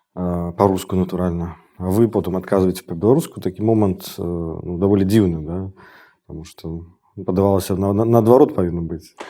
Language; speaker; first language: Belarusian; non-native, local second language; Russian